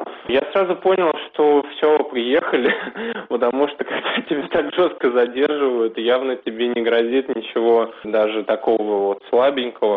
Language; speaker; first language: Russian; native; Russian